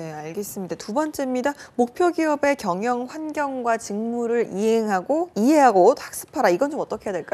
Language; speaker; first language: Korean; native; Korean